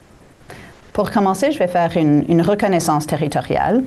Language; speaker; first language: French; native; French